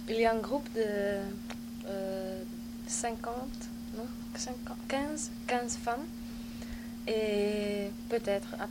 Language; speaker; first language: French; non-native, learner; Dutch